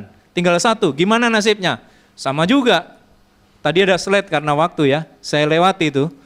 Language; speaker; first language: Indonesian; native; Indonesian